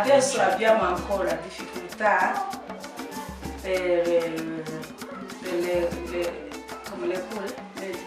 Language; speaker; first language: Italian; non-native, learner; French